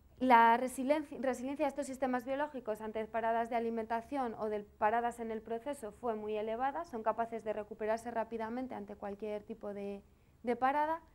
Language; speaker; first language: Spanish; native; Spanish